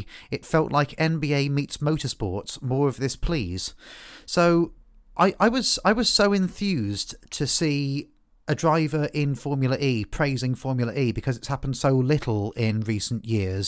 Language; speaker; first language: English; native; English